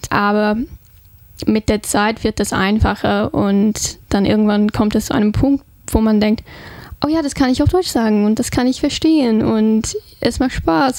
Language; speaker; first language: German; non-native, fluent; English